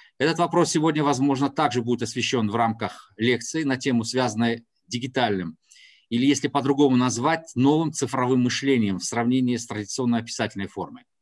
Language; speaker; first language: Russian; non-native, local second language; Tajik